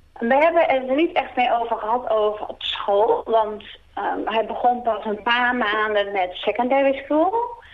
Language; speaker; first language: Dutch; native; Dutch